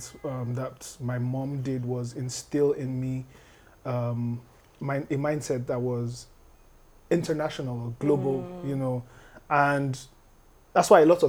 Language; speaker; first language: English; non-native, local second language; Yoruba